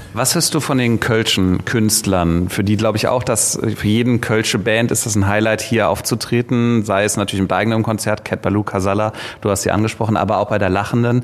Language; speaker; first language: German; native; German